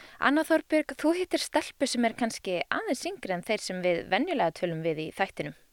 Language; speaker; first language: Icelandic; native; Icelandic